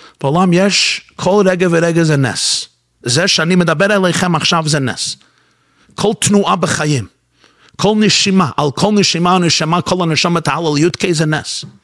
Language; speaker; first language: Hebrew; non-native, fluent; English